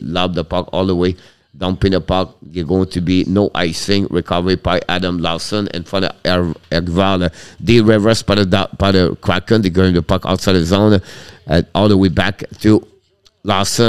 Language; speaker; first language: English; non-native, fluent; French